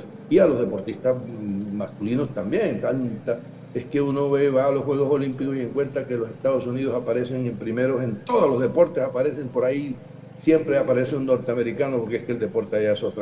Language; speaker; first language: Spanish; native; Spanish